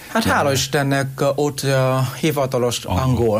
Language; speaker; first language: Hungarian; non-native, learner; Vietnamese